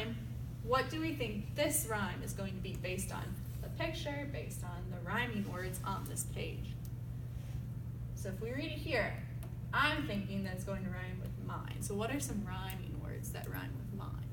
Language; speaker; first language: English; native; English